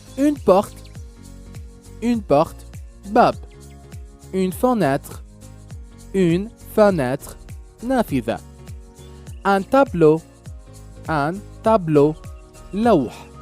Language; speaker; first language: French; non-native, local second language; Arabic